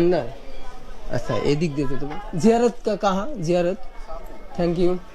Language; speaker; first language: Hindi; non-native, learner; Bangla